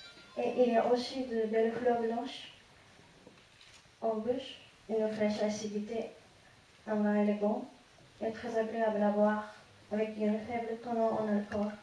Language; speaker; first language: French; non-native, fluent; Japanese